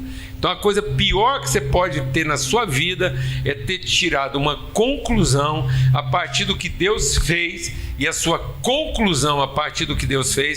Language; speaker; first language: Portuguese; native; Portuguese